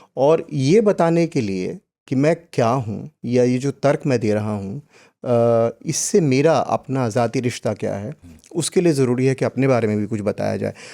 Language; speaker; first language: Hindi; native; Hindi